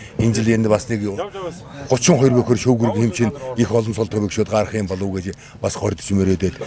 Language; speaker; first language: Mongolian; non-native, local second language; Kazakh